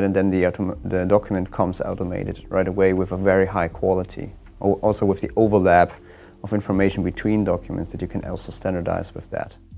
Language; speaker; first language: English; non-native, fluent; German